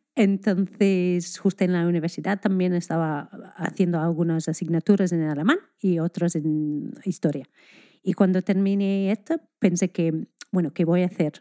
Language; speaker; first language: Spanish; non-native, fluent; English